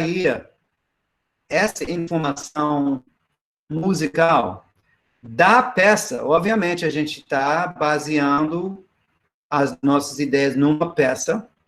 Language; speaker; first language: Portuguese; non-native, fluent; English